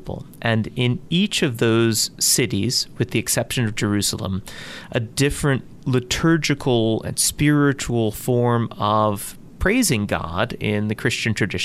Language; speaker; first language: English; native; English